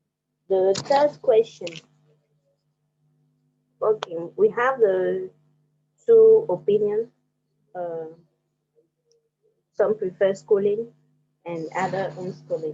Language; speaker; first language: English; non-native, fluent; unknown